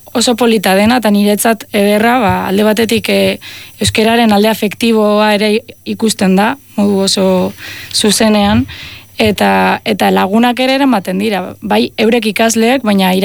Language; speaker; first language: Basque; native; Basque